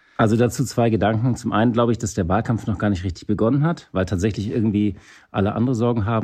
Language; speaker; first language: German; native; German